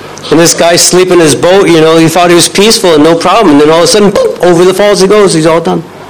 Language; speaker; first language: English; native; English